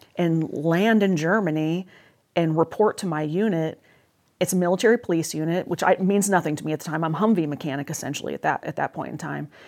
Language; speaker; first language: English; native; English